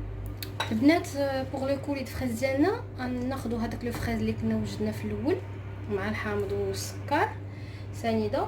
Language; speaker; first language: Arabic; native; Arabic